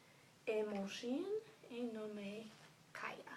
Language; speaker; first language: French; non-native, learner; English